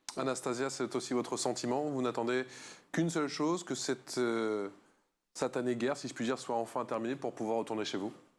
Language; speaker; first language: French; native; French